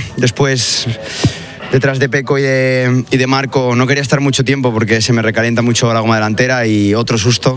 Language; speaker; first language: Spanish; native; Spanish